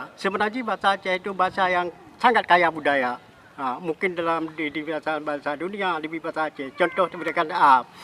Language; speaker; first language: Malay; non-native, local second language; Achinese